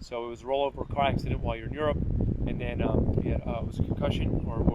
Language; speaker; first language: English; native; English